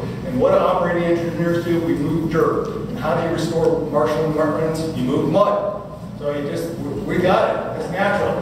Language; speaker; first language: English; native; English